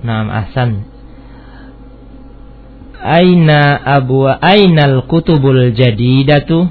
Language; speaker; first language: Arabic; non-native, fluent; Indonesian